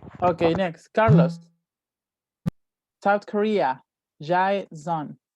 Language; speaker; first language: English; non-native, fluent; Spanish